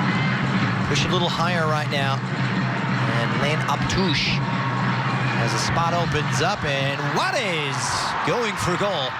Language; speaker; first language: English; native; English